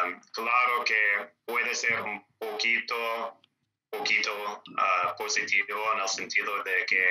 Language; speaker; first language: Spanish; non-native, fluent; English